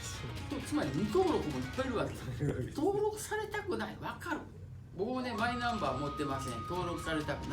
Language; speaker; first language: Japanese; native; Japanese